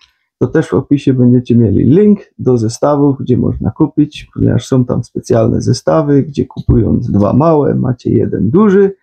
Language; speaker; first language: Polish; native; Polish